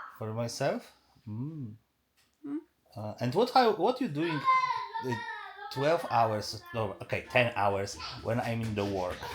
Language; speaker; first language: English; non-native, learner; Polish